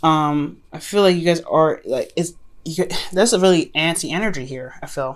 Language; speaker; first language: English; native; English